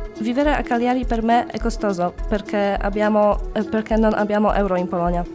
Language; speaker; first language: Italian; non-native, learner; Polish